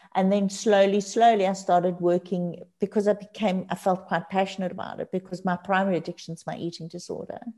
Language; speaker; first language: English; native; English